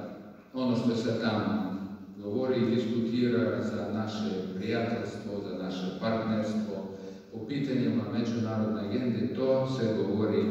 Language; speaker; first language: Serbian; non-native, fluent; Russian